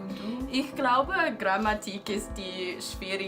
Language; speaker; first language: German; non-native, learner; English